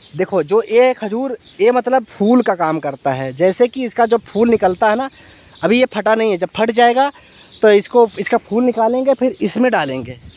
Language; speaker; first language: Hindi; native; Hindi